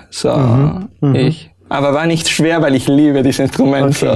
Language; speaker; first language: German; non-native, learner; Spanish